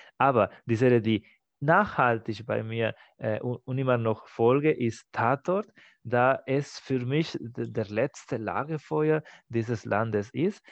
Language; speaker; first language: German; non-native, fluent; Spanish